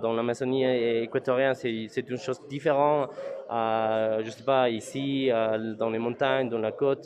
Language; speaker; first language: French; non-native, fluent; Spanish